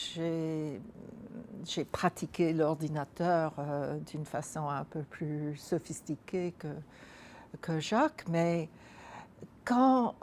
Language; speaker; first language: French; non-native, fluent; English